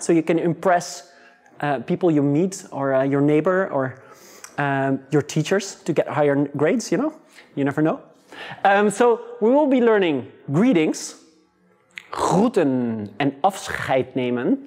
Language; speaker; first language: English; non-native, fluent; Dutch